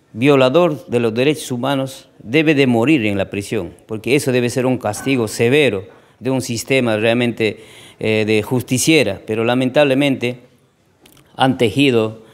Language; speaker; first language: Spanish; native; Spanish